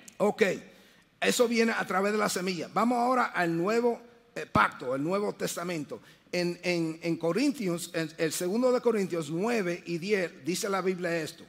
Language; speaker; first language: Spanish; early bilingual, heritage; Spanish